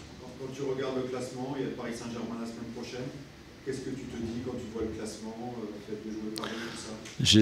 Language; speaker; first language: French; native; French